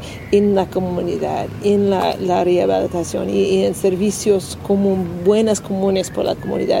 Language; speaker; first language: Spanish; non-native, learner; English